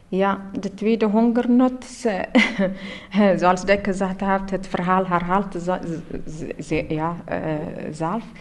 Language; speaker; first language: Dutch; non-native, learner; Tigrinya